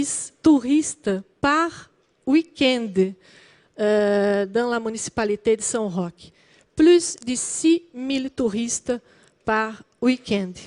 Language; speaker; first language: French; non-native, learner; Portuguese